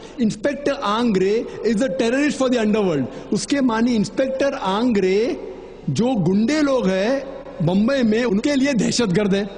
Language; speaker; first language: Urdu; non-native, local second language; Konkani